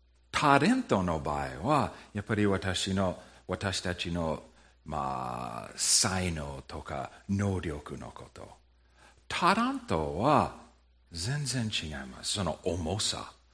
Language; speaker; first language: Japanese; non-native, fluent; English